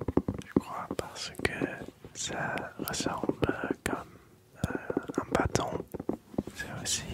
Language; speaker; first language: French; non-native, local second language; Dutch